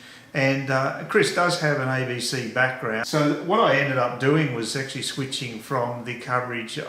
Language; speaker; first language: English; native; English